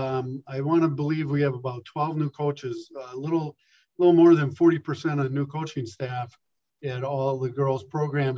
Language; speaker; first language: English; native; English